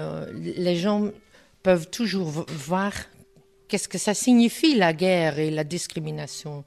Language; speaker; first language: French; non-native, learner; Dutch